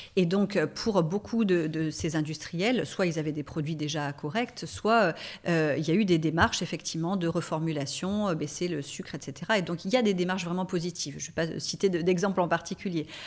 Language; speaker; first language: French; native; French